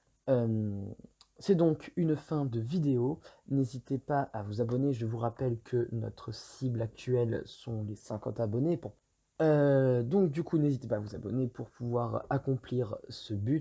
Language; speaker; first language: French; native; French